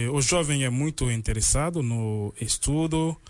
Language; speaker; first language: Portuguese; non-native, learner; Haitian Creole